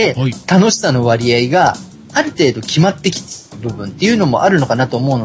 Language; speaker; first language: Japanese; native; Japanese